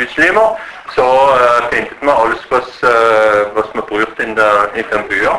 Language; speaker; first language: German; non-native, learner; French